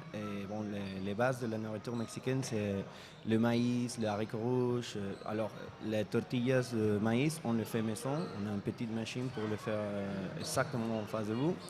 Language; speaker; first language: French; non-native, fluent; Spanish